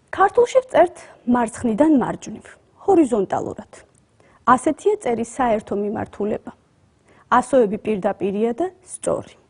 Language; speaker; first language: Georgian; native; Georgian